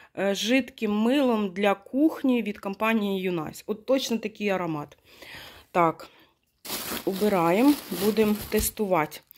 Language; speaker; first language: Ukrainian; non-native, local second language; Russian